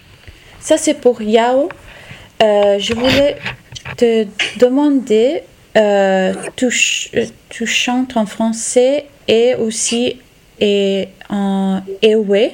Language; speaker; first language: French; non-native, local second language; Italian